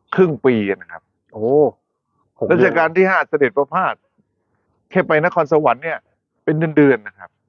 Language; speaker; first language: Thai; native; Thai